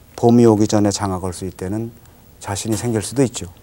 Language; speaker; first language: Korean; native; Korean